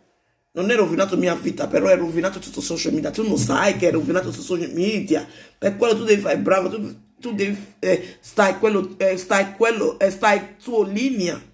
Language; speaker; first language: Italian; non-native, learner; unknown